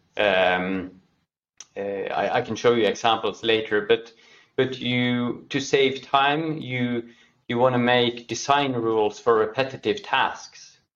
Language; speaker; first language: English; non-native, fluent; Norwegian